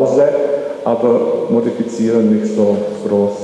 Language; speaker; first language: German; non-native, learner; Czech